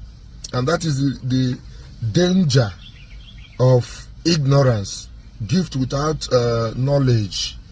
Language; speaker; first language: English; non-native, local second language; Igbo